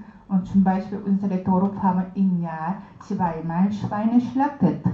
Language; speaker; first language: German; non-native, learner; Korean